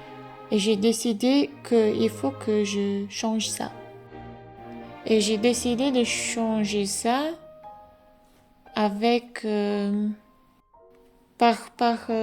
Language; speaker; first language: French; non-native, fluent; English